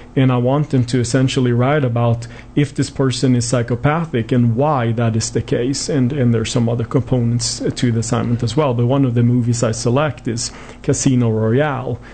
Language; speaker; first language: English; non-native, fluent; Swedish